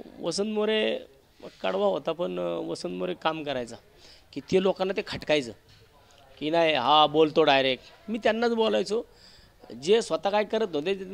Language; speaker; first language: Marathi; native; Marathi